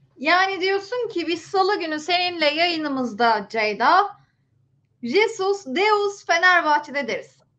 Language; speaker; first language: Turkish; native; Turkish